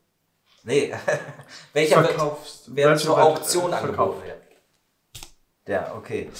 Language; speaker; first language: German; native; German